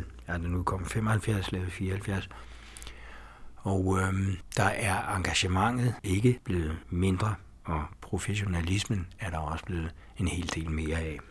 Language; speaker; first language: Danish; native; Danish